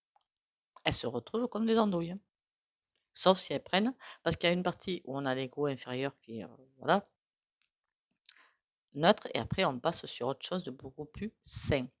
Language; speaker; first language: French; native; French